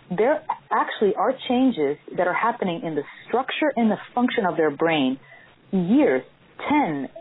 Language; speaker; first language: English; non-native, fluent; Portuguese